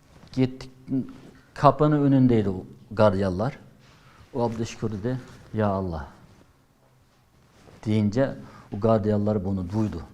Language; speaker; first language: Turkish; non-native, learner; Uyghur